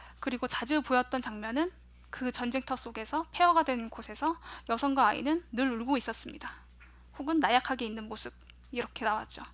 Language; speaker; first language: Korean; native; Korean